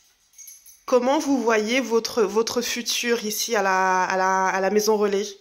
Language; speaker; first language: French; native; French